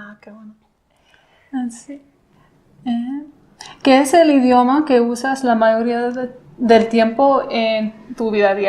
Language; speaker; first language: Spanish; non-native, fluent; English